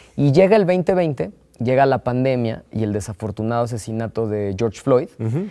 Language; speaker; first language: Spanish; native; Spanish